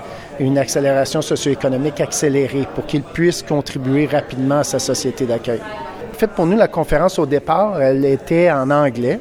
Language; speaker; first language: French; native; French